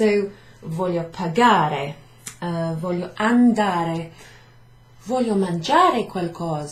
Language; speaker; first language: Italian; non-native, fluent; English